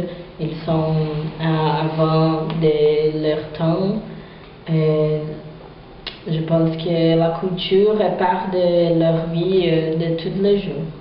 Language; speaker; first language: French; non-native, fluent; Portuguese